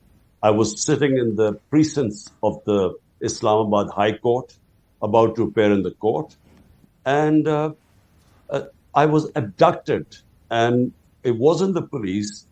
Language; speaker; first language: English; non-native, local second language; Urdu